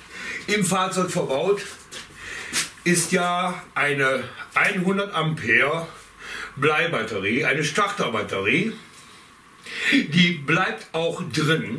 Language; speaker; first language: German; native; German